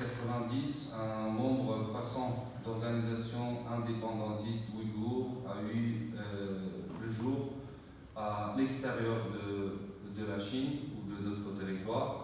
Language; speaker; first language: French; non-native, fluent; Uyghur